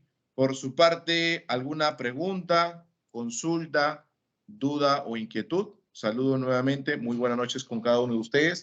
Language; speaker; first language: Spanish; native; Spanish